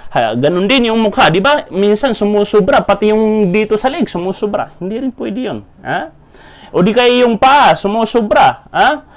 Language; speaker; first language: Filipino; non-native, local second language; Maranao